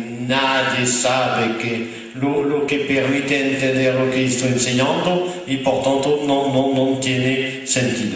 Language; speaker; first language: Spanish; non-native, fluent; French